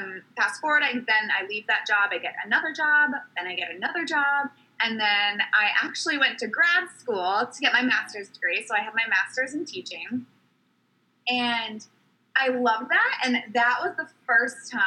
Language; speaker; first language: English; native; English